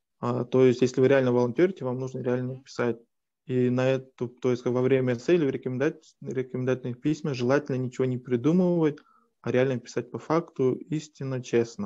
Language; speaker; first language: Russian; native; Russian